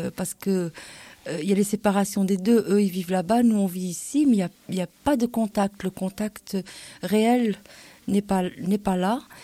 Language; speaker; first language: French; non-native, local second language; Arabic